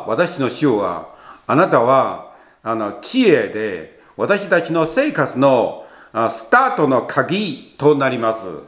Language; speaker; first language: Japanese; non-native, learner; Chinese